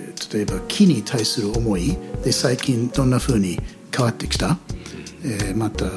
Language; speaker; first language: Japanese; non-native, fluent; English